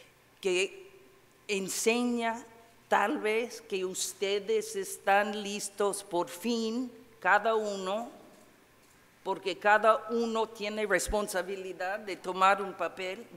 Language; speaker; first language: Spanish; non-native, fluent; English